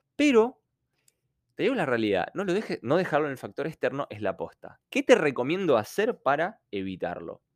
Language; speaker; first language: Spanish; non-native, fluent; Ukrainian